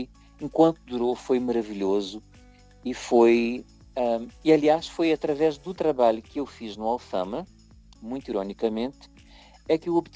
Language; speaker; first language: Portuguese; native; Portuguese